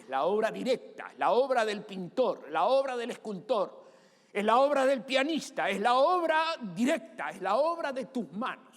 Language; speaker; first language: Spanish; native; Spanish